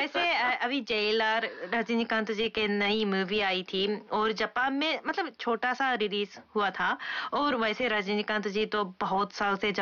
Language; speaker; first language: Hindi; non-native, fluent; Japanese